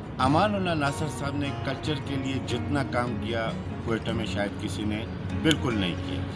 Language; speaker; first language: Urdu; non-native, local second language; Pashto